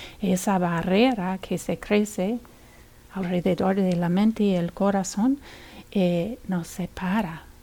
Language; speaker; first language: Spanish; non-native, fluent; English